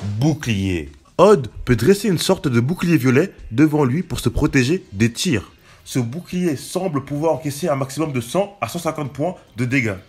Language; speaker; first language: French; native; French